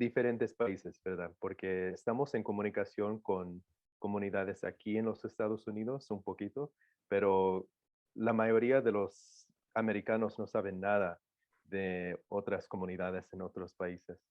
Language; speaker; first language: Spanish; non-native, local second language; English